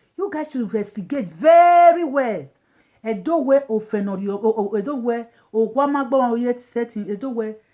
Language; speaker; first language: Nigerian Pidgin; non-native, local second language; Bini